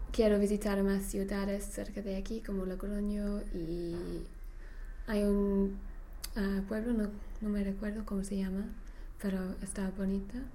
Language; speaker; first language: Spanish; non-native, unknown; English